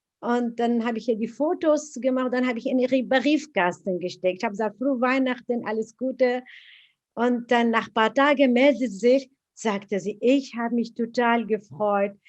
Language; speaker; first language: German; non-native, fluent; Arabic